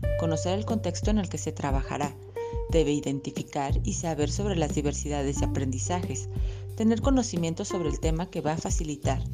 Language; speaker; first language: Spanish; native; Spanish